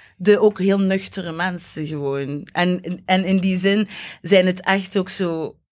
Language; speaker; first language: Dutch; native; Dutch